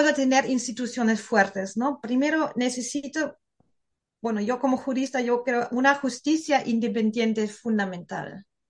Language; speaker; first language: Spanish; non-native, fluent; German